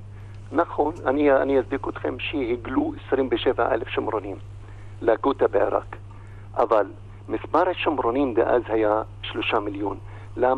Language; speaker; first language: Hebrew; non-native, local second language; Arabic